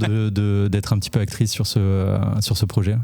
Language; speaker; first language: French; native; French